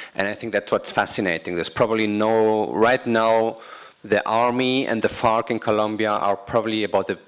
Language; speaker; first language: English; non-native, fluent; Catalan